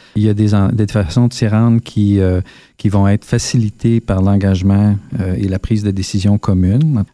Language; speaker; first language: French; native; French